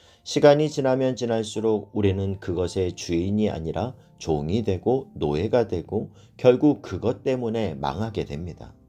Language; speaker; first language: Korean; native; Korean